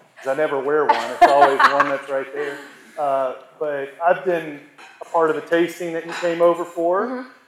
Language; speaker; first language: English; native; English